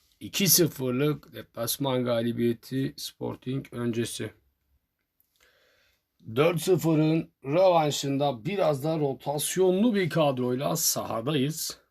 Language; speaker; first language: Turkish; native; Turkish